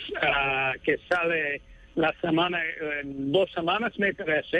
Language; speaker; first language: Spanish; non-native, fluent; English